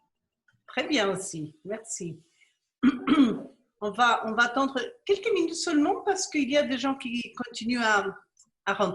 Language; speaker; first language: French; non-native, fluent; Spanish